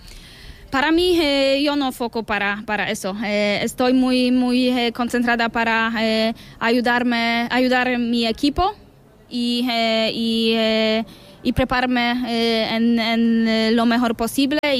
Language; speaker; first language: Spanish; non-native, learner; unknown